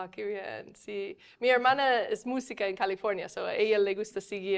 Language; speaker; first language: Spanish; non-native, fluent; English